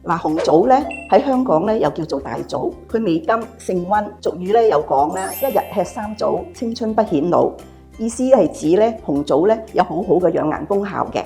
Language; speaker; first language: Cantonese; native; Cantonese